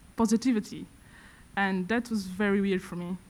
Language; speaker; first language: English; non-native, fluent; Portuguese